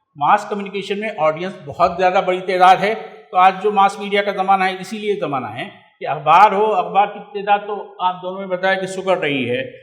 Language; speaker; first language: Urdu; native; Urdu